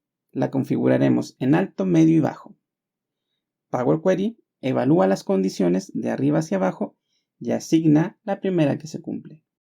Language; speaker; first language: Spanish; native; Spanish